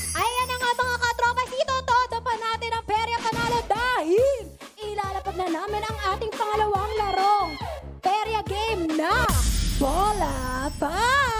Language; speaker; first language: Filipino; native; Filipino